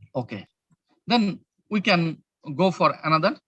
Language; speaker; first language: English; non-native, local second language; Bangla